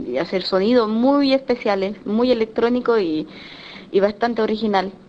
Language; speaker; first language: Spanish; non-native, fluent; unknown